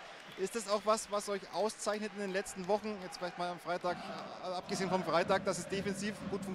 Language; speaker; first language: German; native; German